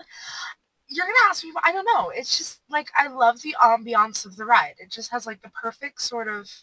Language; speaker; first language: English; native; English